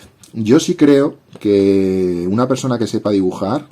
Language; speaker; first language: Spanish; native; Spanish